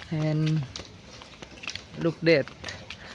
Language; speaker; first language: English; non-native, learner; Indonesian